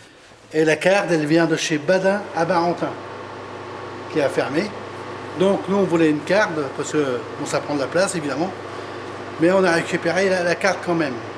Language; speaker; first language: French; native; French